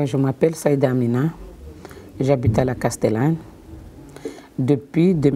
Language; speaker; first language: French; non-native, learner; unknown